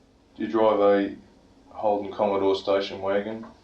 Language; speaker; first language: English; native; English